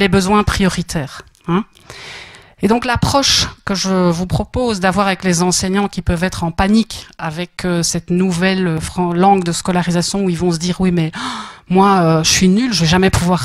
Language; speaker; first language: French; native; French